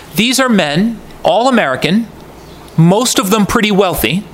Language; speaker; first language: English; native; English